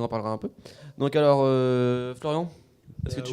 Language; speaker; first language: French; native; French